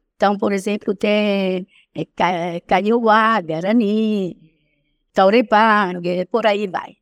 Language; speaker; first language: Portuguese; non-native, fluent; Italian